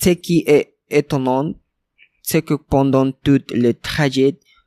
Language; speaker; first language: French; non-native, learner; Spanish